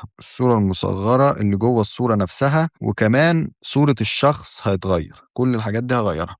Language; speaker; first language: Arabic; native; Arabic